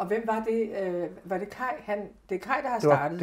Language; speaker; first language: Danish; native; Danish